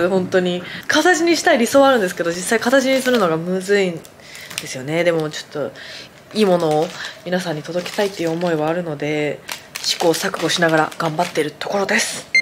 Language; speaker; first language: Japanese; native; Japanese